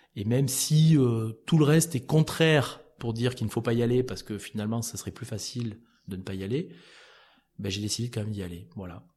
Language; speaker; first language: French; native; French